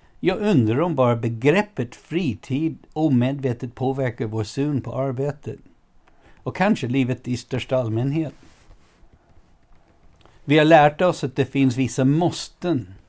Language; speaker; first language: Swedish; non-native, fluent; English